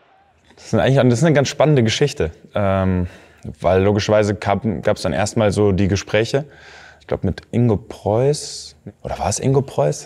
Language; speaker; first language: German; native; German